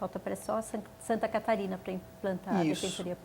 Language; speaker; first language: Portuguese; native; Portuguese